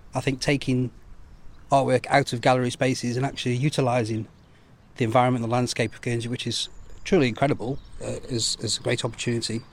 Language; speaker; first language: English; native; English